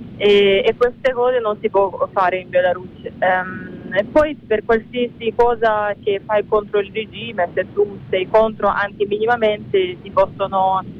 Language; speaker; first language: Italian; non-native, fluent; Russian